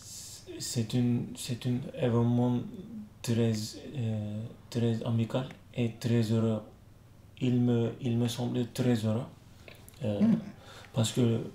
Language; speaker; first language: French; non-native, learner; Turkish